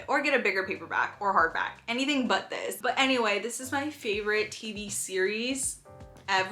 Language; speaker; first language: English; native; English